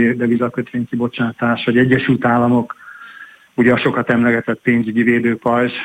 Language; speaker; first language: Hungarian; native; Hungarian